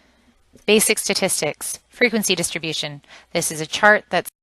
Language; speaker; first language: English; native; English